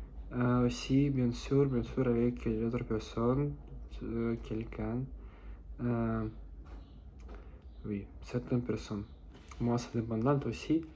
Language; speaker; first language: French; non-native, learner; Russian